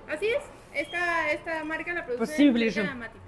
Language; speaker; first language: Spanish; native; Spanish